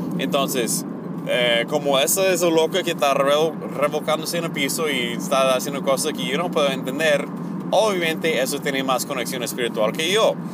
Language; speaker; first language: Spanish; non-native, fluent; English